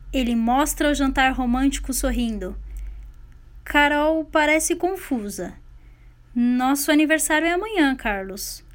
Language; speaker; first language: Portuguese; native; Portuguese